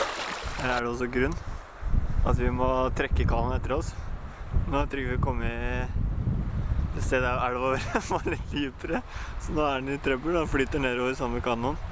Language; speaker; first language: Norwegian; native; Norwegian